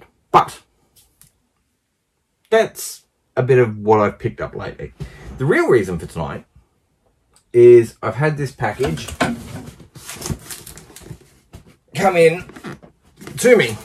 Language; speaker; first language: English; native; English